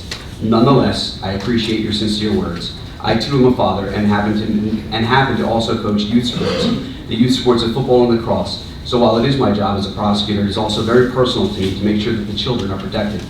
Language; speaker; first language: English; native; English